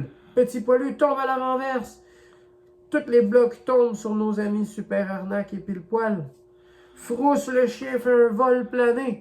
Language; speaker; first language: French; native; French